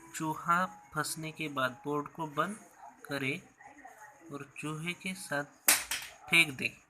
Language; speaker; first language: Hindi; non-native, local second language; Marathi